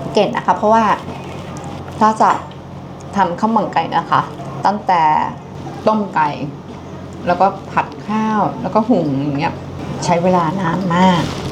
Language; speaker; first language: Thai; non-native, fluent; Japanese